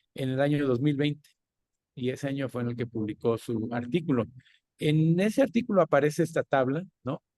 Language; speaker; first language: Spanish; native; Spanish